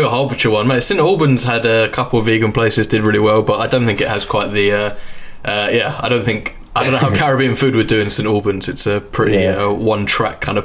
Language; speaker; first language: English; native; English